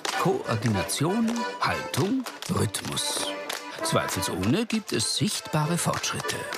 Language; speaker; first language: German; native; German